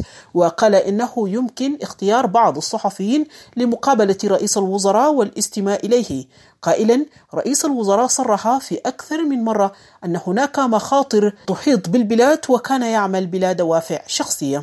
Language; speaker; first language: Arabic; native; Arabic